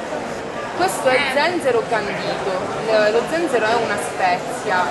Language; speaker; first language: Italian; native; Italian